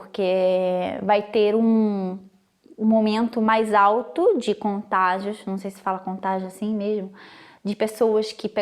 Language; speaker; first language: Portuguese; non-native, fluent; Italian